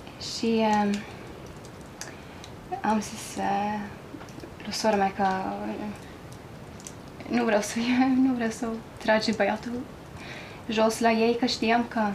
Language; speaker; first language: Romanian; non-native, learner; Norwegian